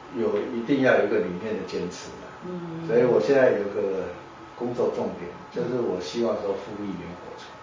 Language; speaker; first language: Chinese; native; Chinese